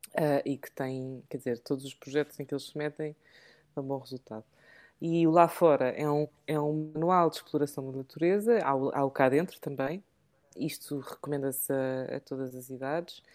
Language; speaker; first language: Portuguese; early bilingual, other home language; English